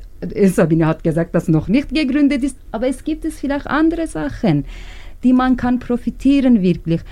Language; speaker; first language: German; non-native, learner; Turkish